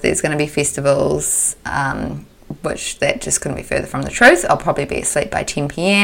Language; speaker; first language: English; native; English